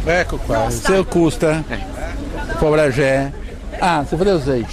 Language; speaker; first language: Italian; non-native, local second language; Sardinian